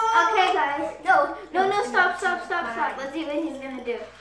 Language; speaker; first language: English; native; English